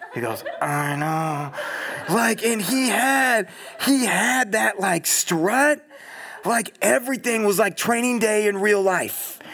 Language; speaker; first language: English; native; English